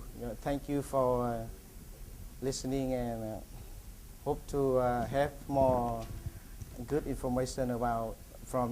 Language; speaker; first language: English; non-native, learner; Vietnamese